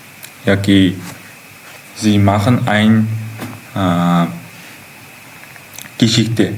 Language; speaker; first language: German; non-native, learner; Uzbek